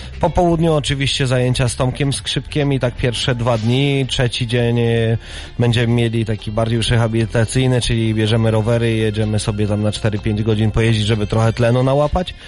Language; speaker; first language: Polish; native; Polish